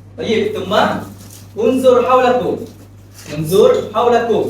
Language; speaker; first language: Arabic; non-native, learner; Malay